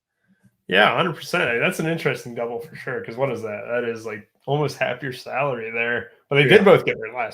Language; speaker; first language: English; native; English